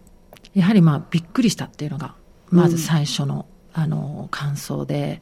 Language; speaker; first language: Japanese; native; Japanese